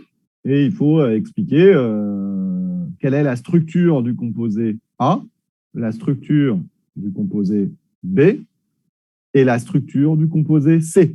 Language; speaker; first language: French; native; French